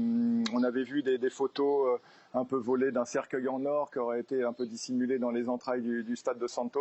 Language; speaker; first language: French; native; French